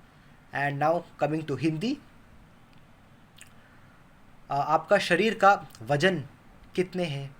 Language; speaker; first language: Hindi; non-native, local second language; Kannada